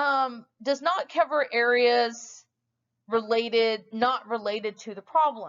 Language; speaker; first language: English; native; English